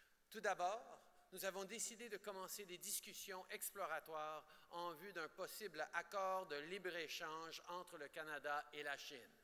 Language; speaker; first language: French; native; French